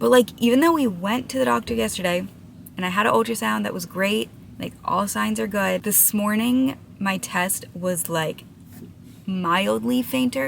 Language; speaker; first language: English; native; English